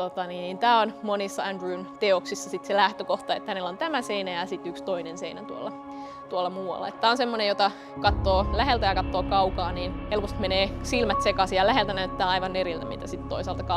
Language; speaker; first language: Finnish; native; Finnish